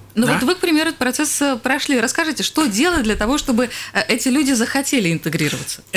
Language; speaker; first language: Russian; native; Russian